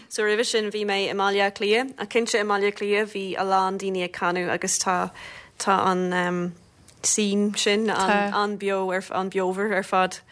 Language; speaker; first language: Irish; non-native, local second language; English